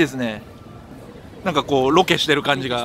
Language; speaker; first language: Japanese; native; Japanese